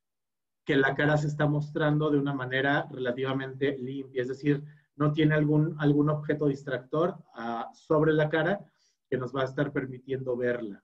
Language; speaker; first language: Spanish; native; Spanish